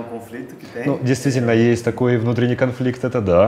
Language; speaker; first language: Russian; non-native, fluent; Portuguese